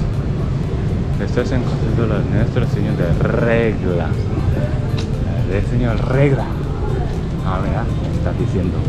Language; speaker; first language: Spanish; non-native, learner; Japanese